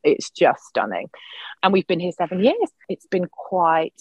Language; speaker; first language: English; native; English